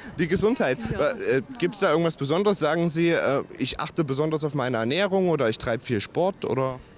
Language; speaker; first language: German; native; German